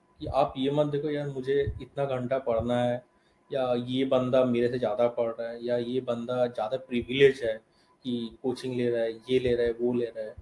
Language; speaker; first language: Hindi; non-native, local second language; Bangla